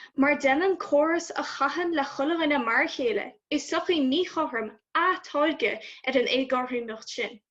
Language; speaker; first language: Irish; native; Irish